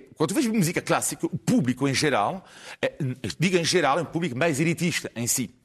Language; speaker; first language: Portuguese; non-native, fluent; French